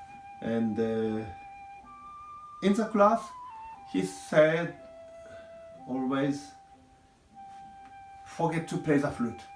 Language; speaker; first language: English; non-native, learner; Japanese